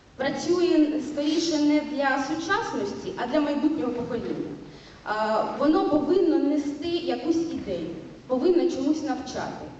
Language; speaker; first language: Ukrainian; non-native, local second language; Russian